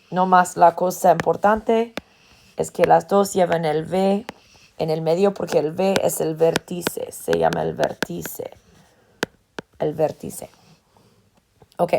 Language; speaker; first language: Spanish; non-native, fluent; English